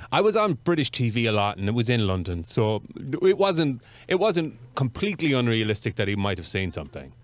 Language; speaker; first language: English; native; English